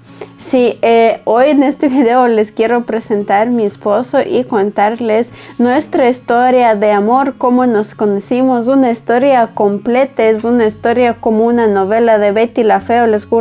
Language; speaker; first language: Spanish; non-native, fluent; Ukrainian